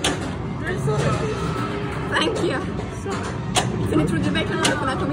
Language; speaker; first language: Swedish; native; Swedish